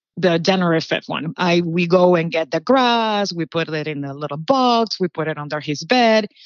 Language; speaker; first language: English; early bilingual, other home language; Spanish